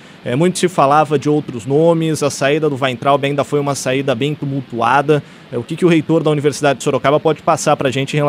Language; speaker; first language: Portuguese; native; Portuguese